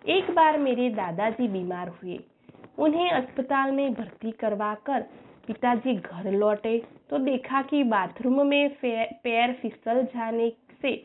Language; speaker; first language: Hindi; non-native, local second language; Gujarati